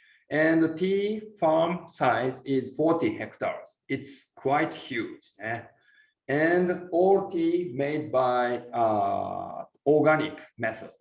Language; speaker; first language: English; non-native, learner; Japanese